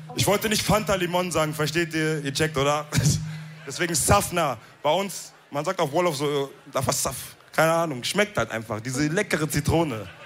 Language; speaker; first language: German; early bilingual, other home language; Wolof